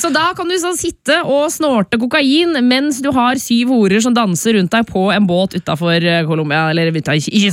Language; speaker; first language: Norwegian; native; Norwegian